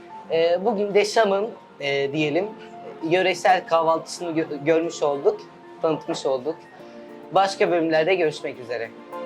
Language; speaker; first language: Turkish; native; Turkish